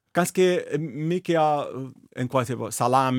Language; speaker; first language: Icelandic; non-native, learner; Italian